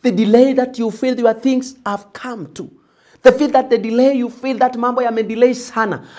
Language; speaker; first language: English; non-native, local second language; Swahili